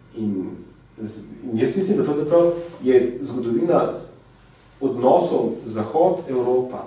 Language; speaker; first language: Slovenian; native; Slovenian